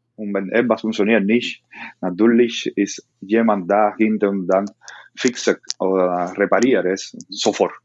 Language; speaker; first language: German; non-native, fluent; Spanish